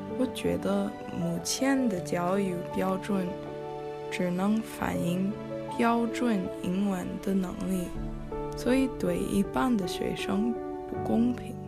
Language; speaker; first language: Chinese; non-native, learner; English